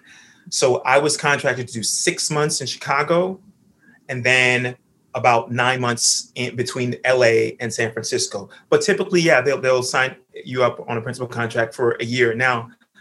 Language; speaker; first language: English; native; English